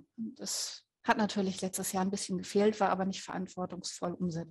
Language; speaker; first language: German; native; German